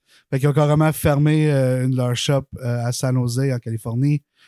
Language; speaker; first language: French; native; French